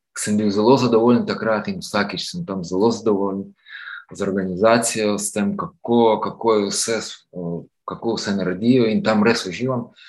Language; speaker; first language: Slovenian; non-native, fluent; Ukrainian